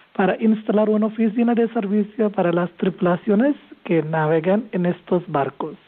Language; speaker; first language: Spanish; non-native, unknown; Malayalam